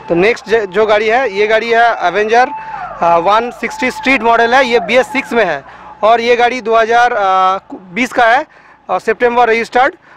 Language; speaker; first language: Hindi; non-native, local second language; Bangla